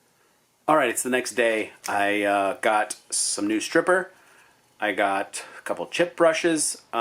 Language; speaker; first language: English; native; English